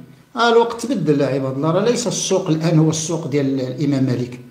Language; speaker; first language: Arabic; native; Arabic